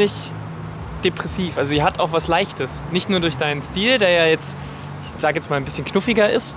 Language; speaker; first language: German; native; German